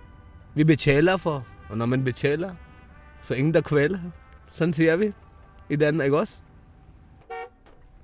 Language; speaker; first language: Danish; non-native, fluent; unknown